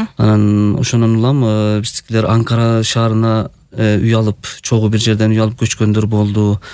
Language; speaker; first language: Kyrgyz; early bilingual, heritage; Kyrgyz